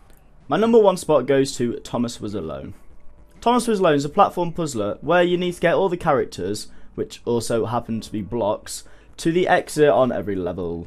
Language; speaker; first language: English; native; English